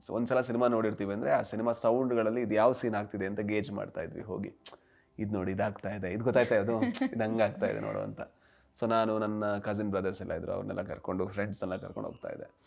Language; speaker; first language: Kannada; native; Kannada